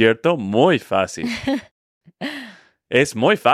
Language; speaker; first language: Spanish; non-native, fluent; English